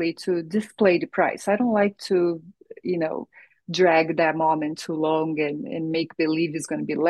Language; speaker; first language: English; non-native, fluent; Portuguese